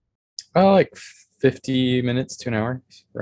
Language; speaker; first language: English; native; English